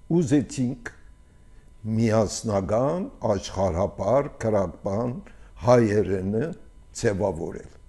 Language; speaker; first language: Armenian; early bilingual, heritage; Armenian